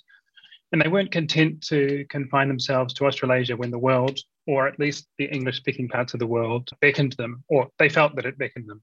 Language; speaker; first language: English; native; English